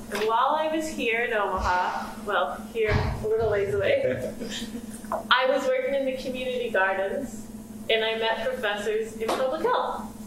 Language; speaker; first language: English; native; English